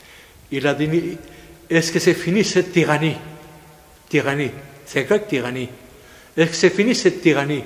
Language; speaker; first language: French; non-native, fluent; Greek